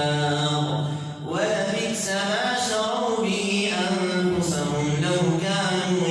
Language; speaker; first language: Arabic; native; Arabic